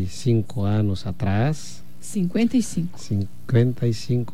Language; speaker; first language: Portuguese; non-native, fluent; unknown